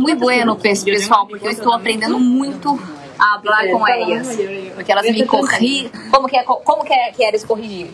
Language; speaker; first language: Spanish; non-native, learner; Portuguese